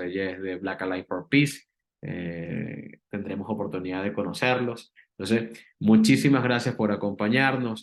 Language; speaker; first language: Spanish; native; Spanish